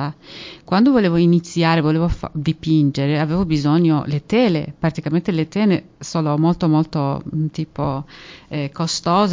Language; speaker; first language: Italian; non-native, fluent; Persian